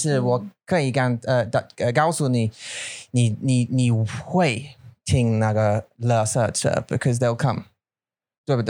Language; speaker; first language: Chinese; non-native, learner; English